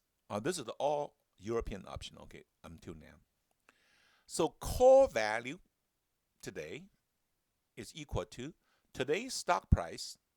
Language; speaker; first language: English; non-native, fluent; Chinese